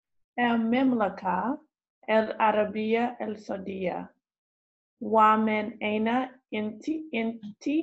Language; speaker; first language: Arabic; non-native, learner; English